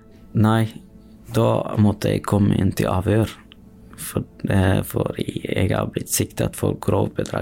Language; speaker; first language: Norwegian; non-native, fluent; Tamil